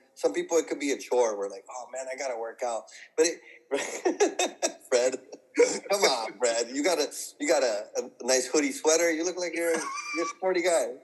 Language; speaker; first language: English; native; English